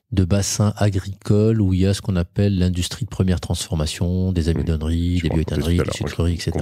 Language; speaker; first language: French; non-native, local second language; Arabic